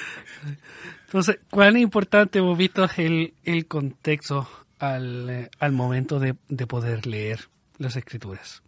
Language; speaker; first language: Spanish; native; Spanish